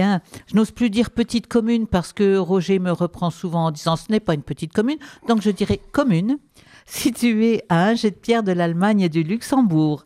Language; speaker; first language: French; native; French